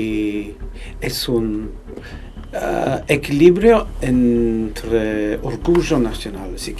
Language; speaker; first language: Spanish; non-native, fluent; English